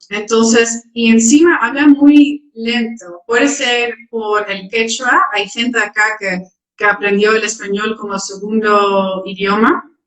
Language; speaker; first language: Spanish; non-native, fluent; Dutch